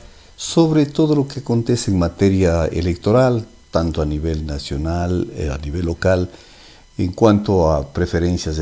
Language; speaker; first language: Spanish; native; Spanish